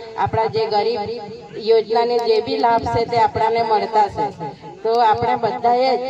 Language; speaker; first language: Gujarati; native; Gujarati